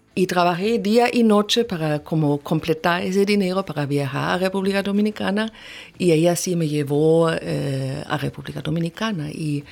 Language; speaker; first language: Spanish; non-native, fluent; German